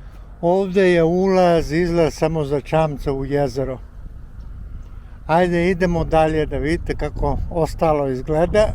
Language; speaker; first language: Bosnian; non-native, local second language; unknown